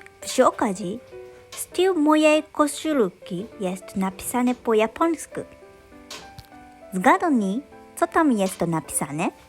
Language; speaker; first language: Polish; non-native, learner; Japanese